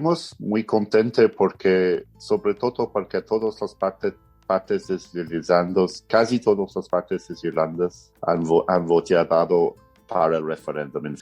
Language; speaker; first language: Spanish; non-native, fluent; English